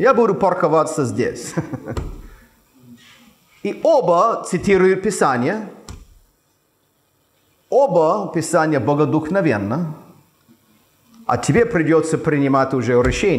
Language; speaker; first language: Russian; non-native, fluent; English